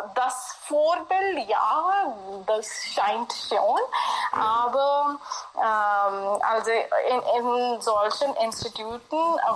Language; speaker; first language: German; non-native, fluent; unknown